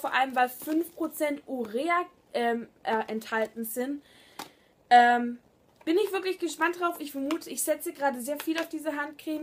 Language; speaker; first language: German; native; German